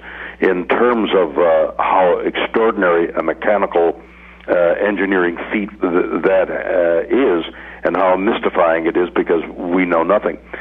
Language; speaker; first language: English; native; English